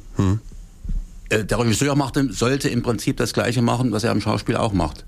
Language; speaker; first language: German; native; German